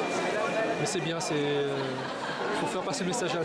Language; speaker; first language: French; native; French